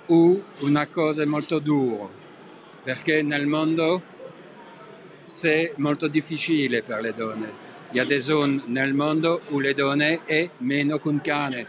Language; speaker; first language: Italian; non-native, learner; French